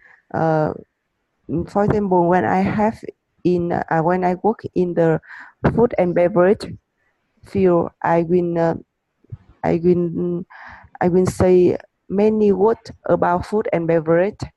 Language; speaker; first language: English; non-native, learner; Vietnamese